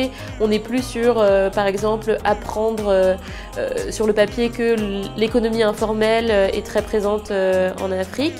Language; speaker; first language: French; non-native, local second language; Malagasy